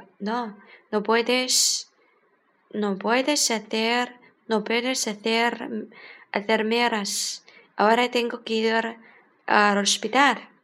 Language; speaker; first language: Spanish; non-native, learner; Chinese